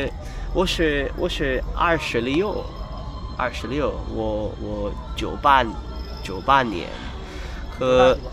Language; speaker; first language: Chinese; non-native, learner; English